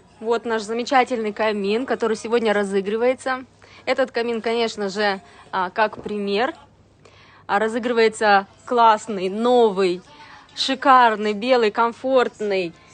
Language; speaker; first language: Russian; native; Russian